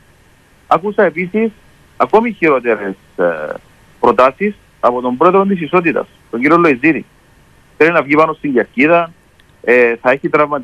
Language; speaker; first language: Greek; native; Greek